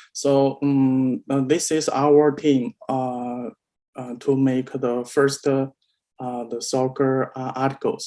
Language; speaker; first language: English; non-native, learner; Chinese